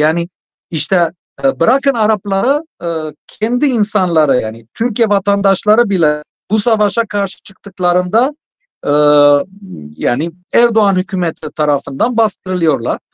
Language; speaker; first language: Turkish; non-native, fluent; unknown